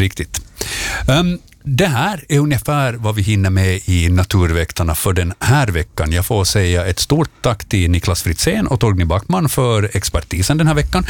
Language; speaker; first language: Swedish; native; Swedish